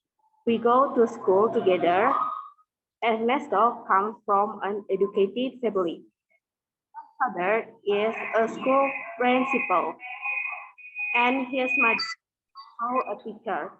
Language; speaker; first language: English; non-native, learner; Indonesian